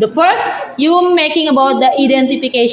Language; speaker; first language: English; non-native, learner; Indonesian